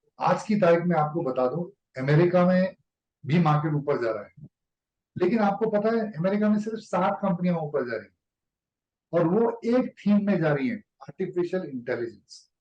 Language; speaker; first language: Hindi; native; Hindi